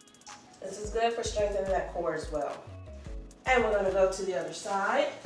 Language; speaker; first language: English; native; English